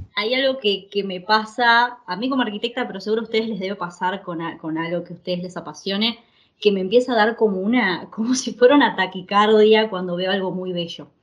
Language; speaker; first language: Spanish; native; Spanish